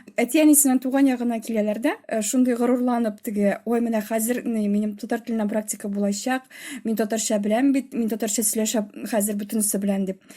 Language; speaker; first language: Tatar; native; Tatar